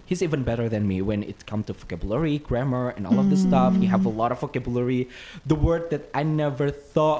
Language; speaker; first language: English; non-native, fluent; Indonesian